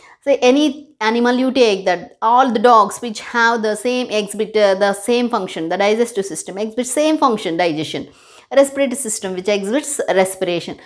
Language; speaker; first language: English; non-native, local second language; Telugu